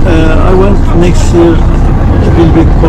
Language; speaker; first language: English; non-native, learner; Turkish